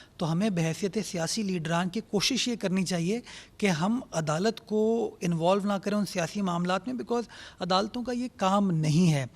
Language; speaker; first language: Urdu; native; Urdu